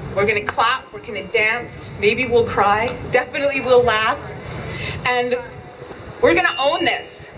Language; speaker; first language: English; native; English